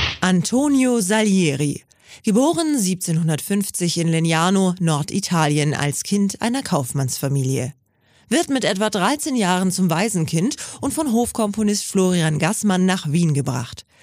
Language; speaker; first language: German; native; German